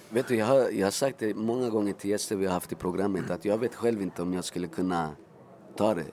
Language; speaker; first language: Swedish; early bilingual, other home language; Spanish